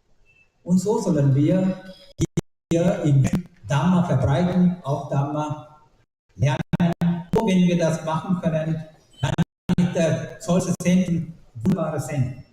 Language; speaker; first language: German; non-native, learner; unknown